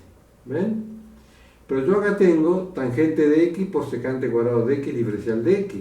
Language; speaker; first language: Spanish; native; Spanish